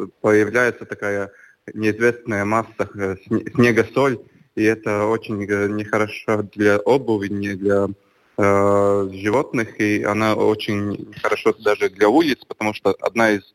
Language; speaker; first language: Russian; non-native, local second language; Latvian